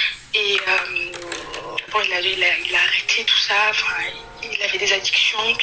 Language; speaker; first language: French; early bilingual, other home language; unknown